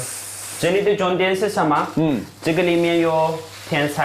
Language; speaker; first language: Chinese; non-native, fluent; Turkish